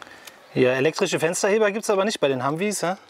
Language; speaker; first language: German; native; German